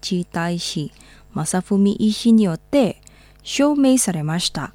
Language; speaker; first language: Japanese; non-native, fluent; Indonesian